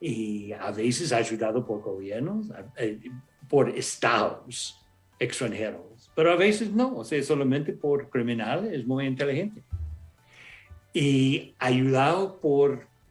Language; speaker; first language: Spanish; non-native, fluent; English